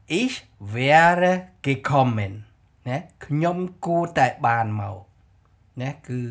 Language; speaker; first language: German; non-native, fluent; Khmer